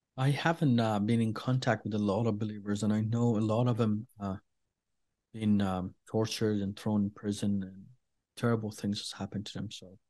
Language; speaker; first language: English; non-native, fluent; Persian